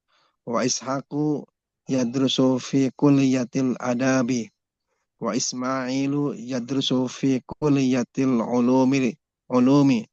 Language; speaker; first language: Arabic; non-native, learner; Indonesian